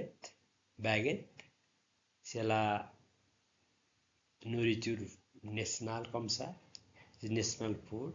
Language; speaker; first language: French; non-native, learner; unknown